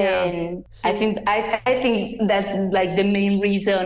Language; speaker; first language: English; non-native, fluent; Yucateco